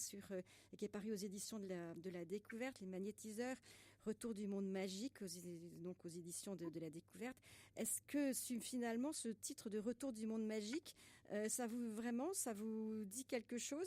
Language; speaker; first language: French; native; French